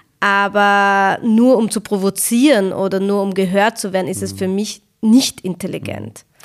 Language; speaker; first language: German; early bilingual, other home language; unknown